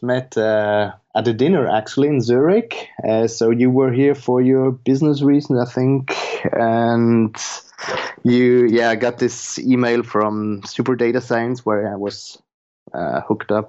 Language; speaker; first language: English; non-native, fluent; German